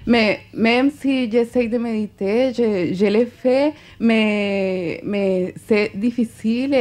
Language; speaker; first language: French; non-native, fluent; Spanish